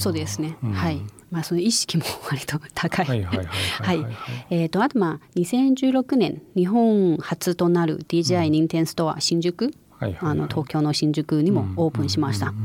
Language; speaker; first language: Japanese; non-native, fluent; Chinese